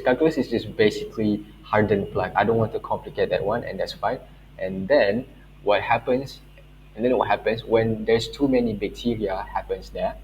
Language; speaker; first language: English; non-native, local second language; Malay